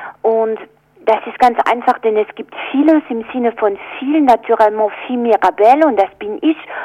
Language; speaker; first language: German; non-native, fluent; French